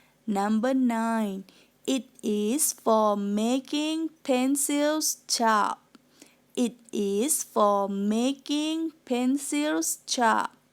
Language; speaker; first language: English; non-native, fluent; Thai